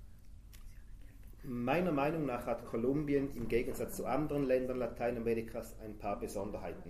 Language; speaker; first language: German; native; German